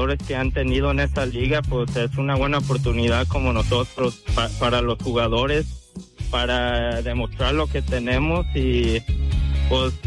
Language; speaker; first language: Spanish; early bilingual, heritage; Spanish